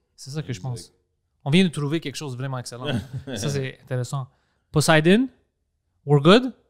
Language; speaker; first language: French; non-native, fluent; Greek